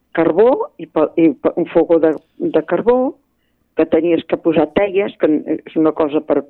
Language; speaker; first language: Catalan; native; Catalan